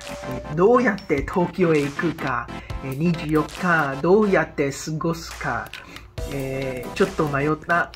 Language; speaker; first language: Japanese; non-native, fluent; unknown